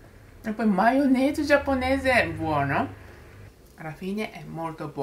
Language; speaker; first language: Italian; non-native, learner; Japanese